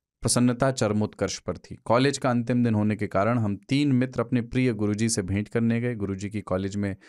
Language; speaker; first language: Hindi; native; Hindi